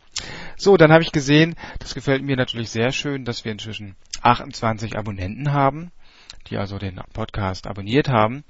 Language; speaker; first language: German; native; German